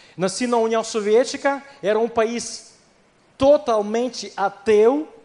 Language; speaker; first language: Portuguese; non-native, fluent; Ukrainian